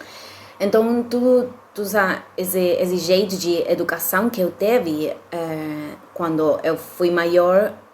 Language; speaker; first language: Portuguese; non-native, fluent; Spanish